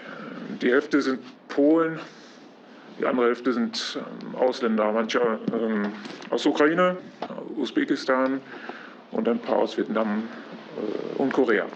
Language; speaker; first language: German; non-native, fluent; Polish